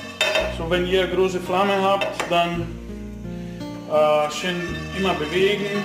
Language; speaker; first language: German; non-native, fluent; Italian